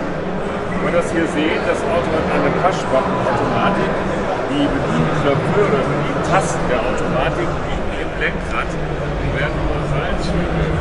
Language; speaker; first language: German; native; German